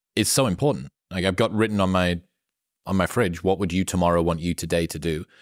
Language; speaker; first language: English; native; English